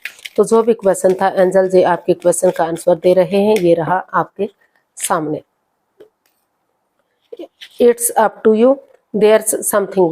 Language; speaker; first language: Hindi; native; Hindi